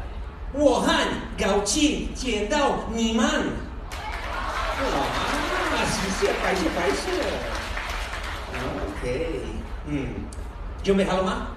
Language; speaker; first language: Chinese; non-native, learner; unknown